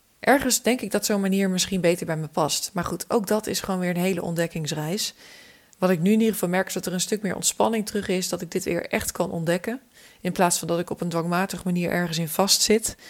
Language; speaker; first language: Dutch; native; Dutch